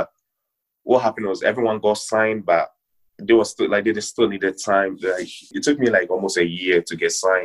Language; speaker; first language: English; non-native, local second language; Ewe